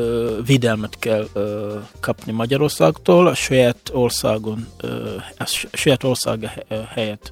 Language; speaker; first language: Hungarian; non-native, fluent; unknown